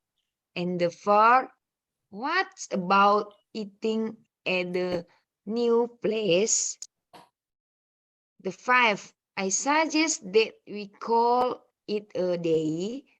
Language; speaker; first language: English; non-native, learner; Indonesian